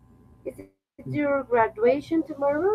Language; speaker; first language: English; non-native, fluent; Spanish